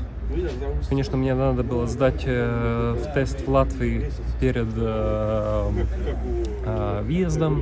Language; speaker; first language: Russian; non-native, learner; Latvian